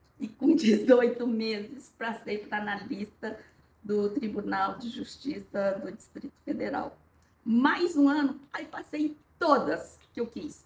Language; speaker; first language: Portuguese; early bilingual, other home language; Korean